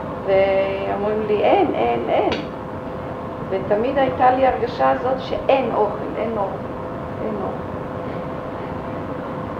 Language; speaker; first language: Hebrew; early bilingual, other home language; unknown